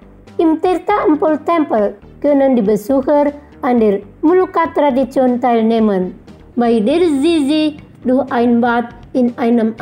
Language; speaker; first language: German; non-native, fluent; Indonesian